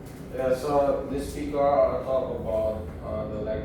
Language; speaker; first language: English; non-native, learner; Indonesian